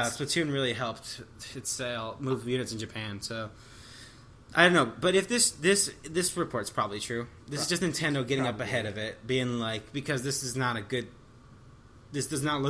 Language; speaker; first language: English; native; English